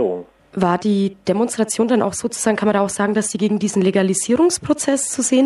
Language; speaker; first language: German; native; German